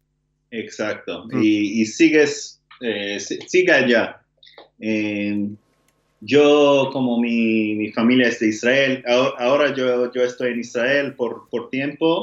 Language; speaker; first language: Spanish; non-native, learner; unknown